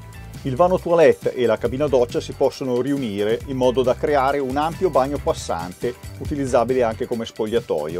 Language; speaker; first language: Italian; native; Italian